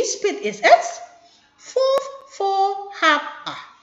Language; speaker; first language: German; non-native, fluent; Indonesian